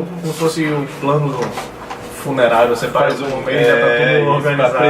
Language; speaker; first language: Portuguese; native; Portuguese